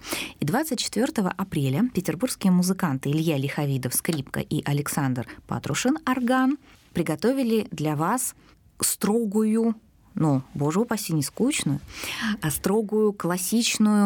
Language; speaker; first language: Russian; native; Russian